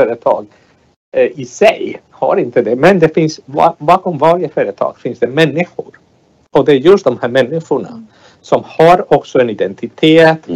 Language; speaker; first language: Swedish; non-native, fluent; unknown